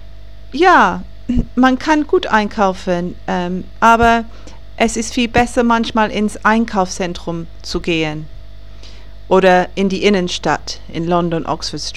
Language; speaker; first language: German; non-native, learner; English